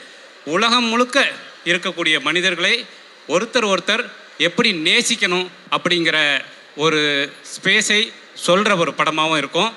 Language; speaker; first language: Tamil; native; Tamil